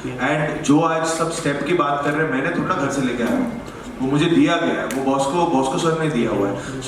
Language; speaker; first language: Hindi; native; Hindi